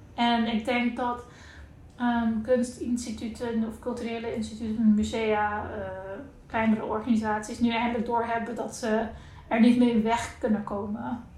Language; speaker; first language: Dutch; non-native, local second language; Papiamento